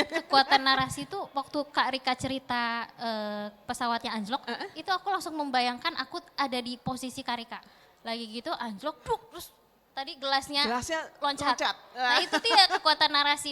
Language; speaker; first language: Indonesian; native; Indonesian